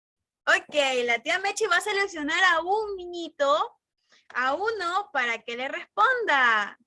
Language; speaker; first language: Spanish; native; Spanish